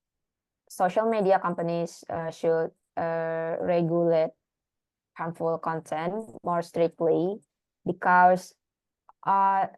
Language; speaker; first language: English; non-native, learner; Indonesian